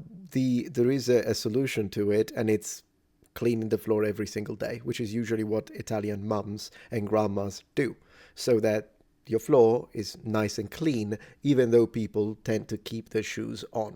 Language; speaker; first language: English; non-native, fluent; Italian